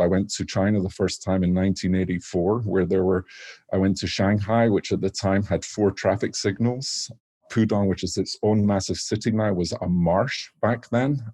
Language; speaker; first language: English; native; English